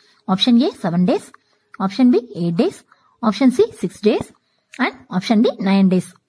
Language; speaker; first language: English; non-native, local second language; Tamil